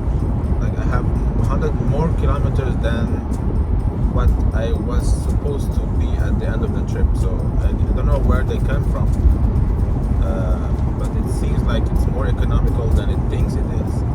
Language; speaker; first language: English; non-native, fluent; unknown